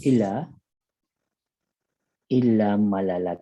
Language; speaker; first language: French; non-native, learner; Filipino